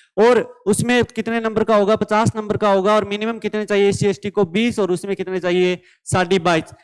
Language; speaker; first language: Hindi; native; Hindi